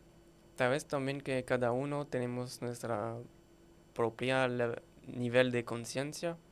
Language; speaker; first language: Spanish; non-native, learner; French